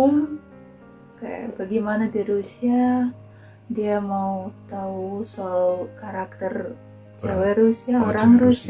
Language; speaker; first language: Indonesian; non-native, fluent; Russian